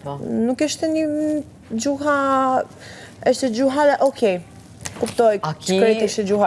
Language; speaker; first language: Albanian; non-native, learner; Italian